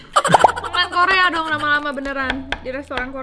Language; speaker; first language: Indonesian; native; Indonesian